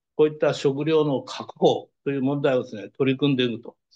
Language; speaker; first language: Japanese; native; Japanese